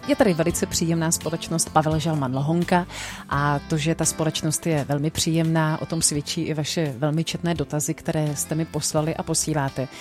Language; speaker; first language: Czech; native; Czech